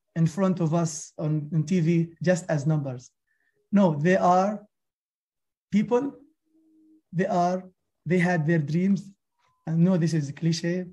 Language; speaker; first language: English; non-native, fluent; Arabic